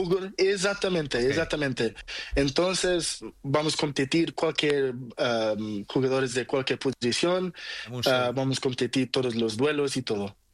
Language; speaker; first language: Spanish; non-native, learner; Portuguese